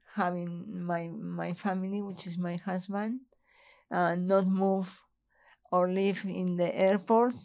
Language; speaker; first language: English; non-native, fluent; Spanish